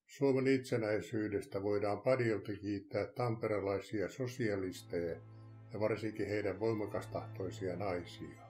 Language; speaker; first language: Finnish; native; Finnish